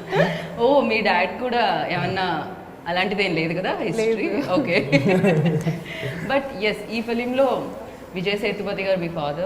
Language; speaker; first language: Telugu; native; Telugu